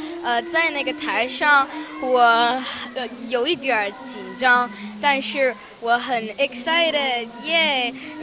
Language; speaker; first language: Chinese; early bilingual, heritage; English